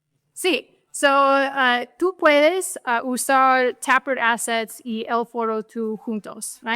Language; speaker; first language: Spanish; non-native, fluent; English